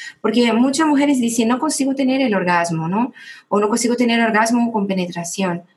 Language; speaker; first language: Spanish; non-native, fluent; Portuguese